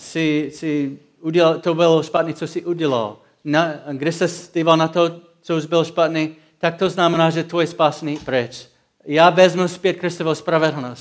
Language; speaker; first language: Czech; non-native, fluent; English